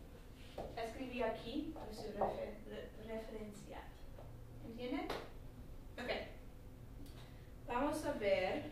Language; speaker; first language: Spanish; non-native, learner; English